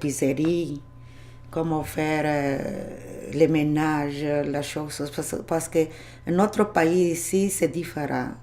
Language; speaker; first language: French; non-native, learner; Spanish